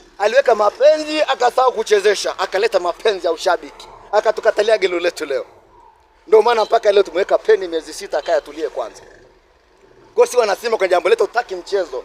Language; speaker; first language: Swahili; native; Swahili